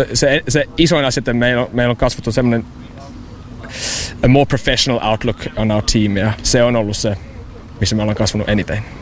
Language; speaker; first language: Finnish; non-native, learner; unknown